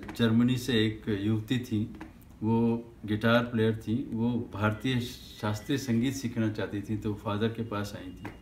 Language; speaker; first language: Hindi; native; Hindi